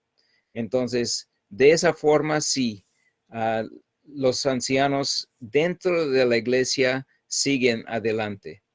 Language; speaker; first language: Spanish; non-native, fluent; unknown